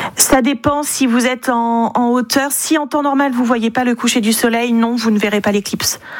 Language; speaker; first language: French; native; French